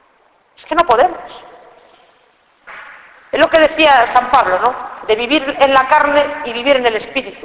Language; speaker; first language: Spanish; native; Spanish